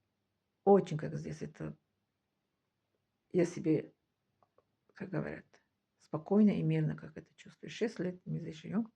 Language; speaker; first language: Russian; non-native, fluent; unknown